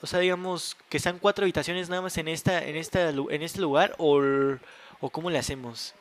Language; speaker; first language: Spanish; native; Spanish